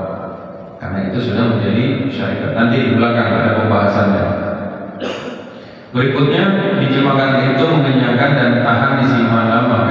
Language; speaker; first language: Indonesian; native; Indonesian